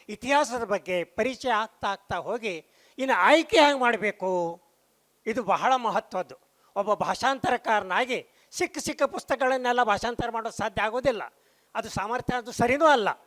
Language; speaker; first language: Kannada; non-native, local second language; Konkani